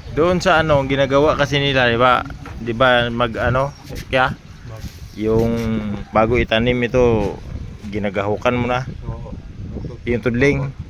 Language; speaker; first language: Filipino; native; Filipino